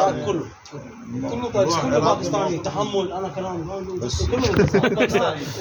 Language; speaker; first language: Arabic; non-native, learner; Urdu